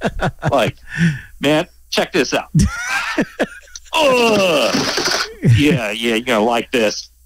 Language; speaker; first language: English; native; English